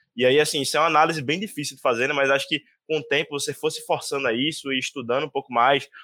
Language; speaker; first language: Portuguese; native; Portuguese